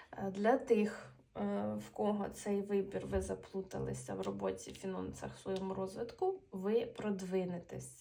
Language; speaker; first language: Ukrainian; non-native, local second language; Russian